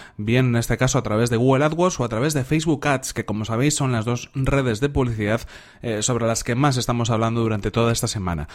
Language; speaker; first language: Spanish; native; Spanish